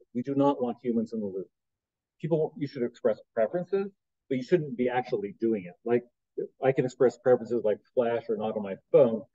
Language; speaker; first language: English; native; English